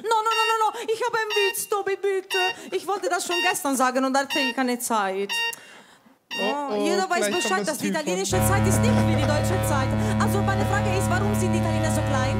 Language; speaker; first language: German; non-native, fluent; Italian